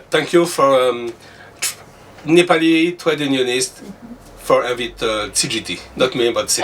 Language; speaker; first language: English; non-native, learner; French